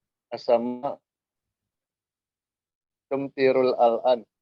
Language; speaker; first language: Arabic; non-native, learner; Indonesian